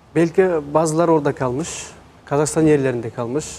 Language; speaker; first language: Turkish; non-native, fluent; Mongolian